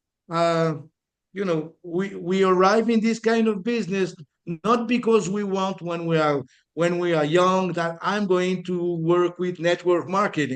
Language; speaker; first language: English; non-native, fluent; French